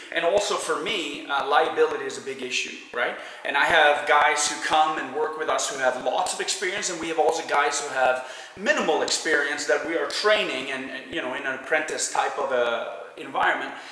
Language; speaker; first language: English; non-native, fluent; Swedish